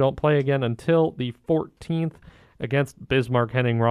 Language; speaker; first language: English; native; English